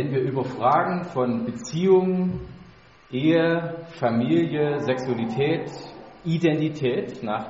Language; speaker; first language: German; native; German